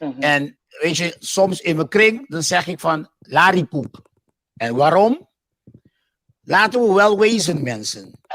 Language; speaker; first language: Dutch; non-native, local second language; Papiamento